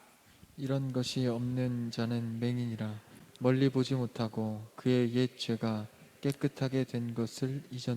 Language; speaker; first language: Korean; native; Korean